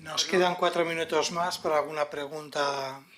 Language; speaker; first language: Spanish; native; Spanish